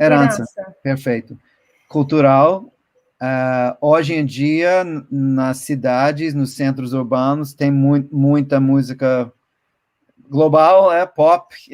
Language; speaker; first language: Portuguese; non-native, fluent; English